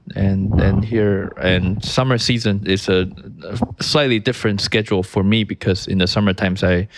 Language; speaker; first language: English; early bilingual, other home language; Chinese